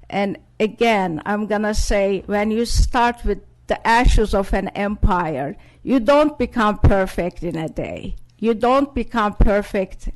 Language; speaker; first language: English; non-native, fluent; Turkish